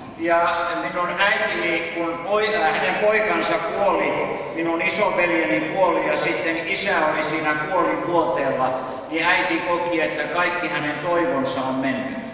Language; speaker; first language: Finnish; native; Finnish